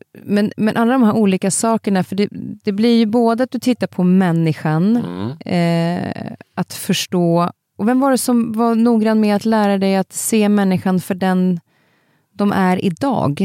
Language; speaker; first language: Swedish; native; Swedish